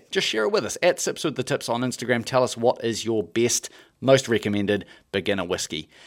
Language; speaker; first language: English; native; English